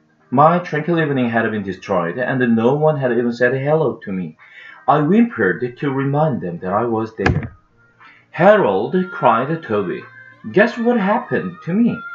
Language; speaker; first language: English; non-native, fluent; Korean